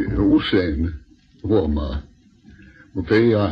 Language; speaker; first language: Finnish; non-native, local second language; Swedish